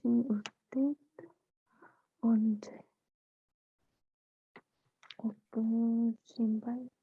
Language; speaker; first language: Korean; non-native, learner; Spanish